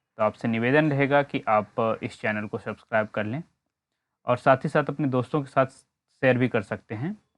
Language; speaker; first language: Hindi; native; Hindi